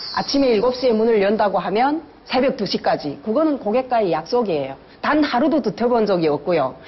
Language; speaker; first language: Korean; native; Korean